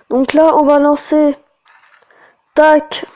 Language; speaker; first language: French; native; French